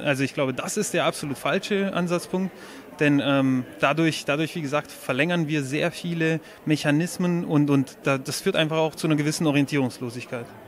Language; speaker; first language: German; native; German